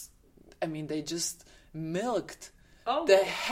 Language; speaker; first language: English; non-native, fluent; German